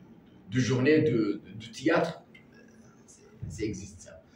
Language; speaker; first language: French; non-native, learner; Arabic